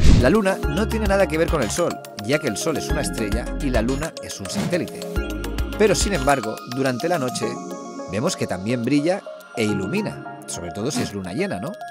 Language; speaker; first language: Spanish; native; Spanish